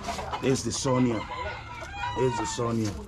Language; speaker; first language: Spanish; non-native, fluent; English